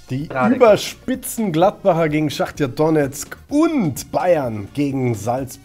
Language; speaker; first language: German; native; German